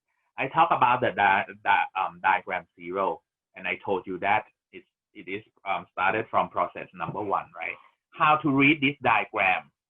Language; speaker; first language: English; non-native, fluent; Thai